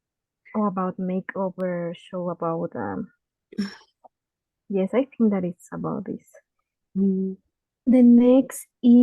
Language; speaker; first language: English; non-native, learner; Spanish